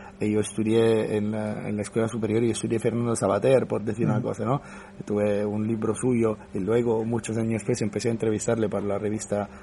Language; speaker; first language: Spanish; non-native, fluent; Italian